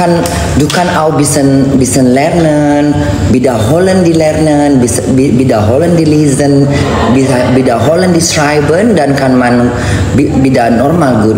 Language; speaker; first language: German; non-native, learner; Indonesian